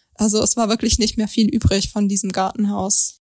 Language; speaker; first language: German; native; German